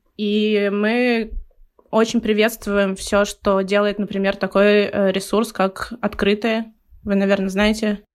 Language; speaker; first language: Russian; native; Russian